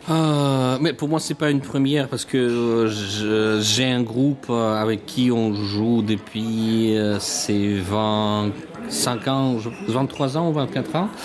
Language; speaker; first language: French; non-native, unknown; Russian